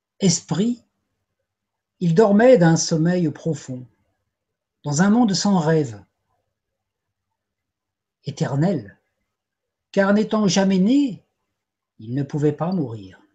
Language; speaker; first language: French; native; French